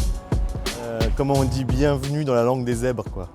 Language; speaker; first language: French; native; French